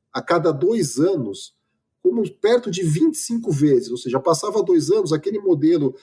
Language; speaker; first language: Portuguese; native; Portuguese